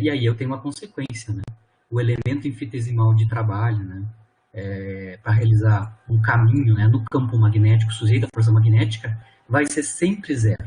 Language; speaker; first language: Portuguese; native; Portuguese